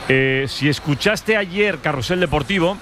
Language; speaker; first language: Spanish; native; Spanish